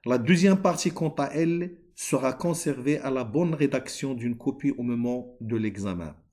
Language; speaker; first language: French; non-native, local second language; Arabic